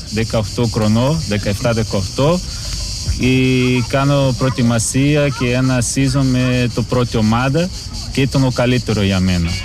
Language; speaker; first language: Greek; non-native, learner; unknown